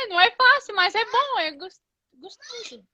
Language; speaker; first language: Portuguese; non-native, fluent; English